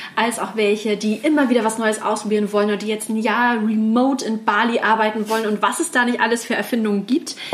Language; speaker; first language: German; native; German